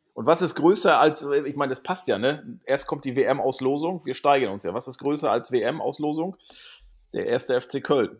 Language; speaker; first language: German; native; German